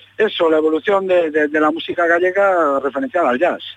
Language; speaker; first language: Spanish; native; Spanish